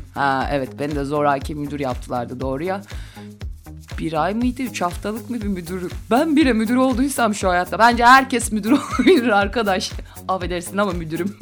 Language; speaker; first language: Turkish; native; Turkish